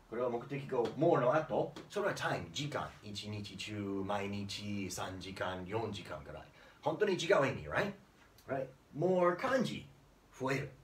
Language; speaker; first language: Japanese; non-native, learner; English